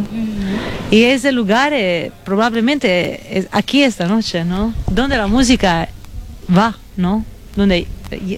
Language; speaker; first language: Spanish; non-native, fluent; Italian